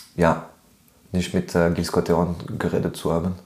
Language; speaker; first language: German; non-native, fluent; French